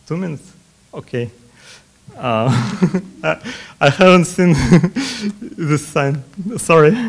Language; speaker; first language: English; non-native, fluent; Russian